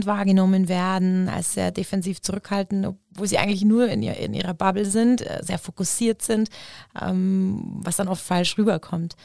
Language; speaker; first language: German; native; German